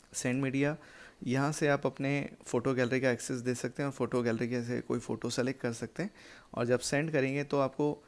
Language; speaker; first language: Hindi; native; Hindi